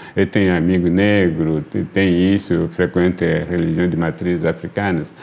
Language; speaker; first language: Portuguese; non-native, fluent; Luba-Lulua